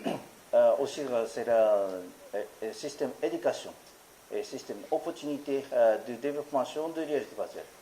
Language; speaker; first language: French; non-native, learner; Japanese